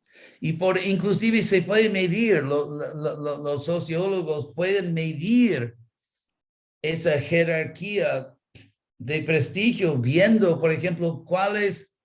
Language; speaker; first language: Spanish; non-native, fluent; English